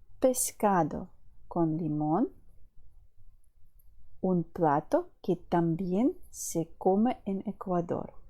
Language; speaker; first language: Spanish; non-native, fluent; Ukrainian